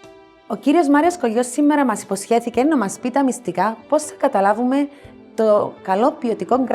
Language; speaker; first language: Greek; native; Greek